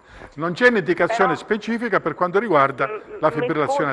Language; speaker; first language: Italian; native; Italian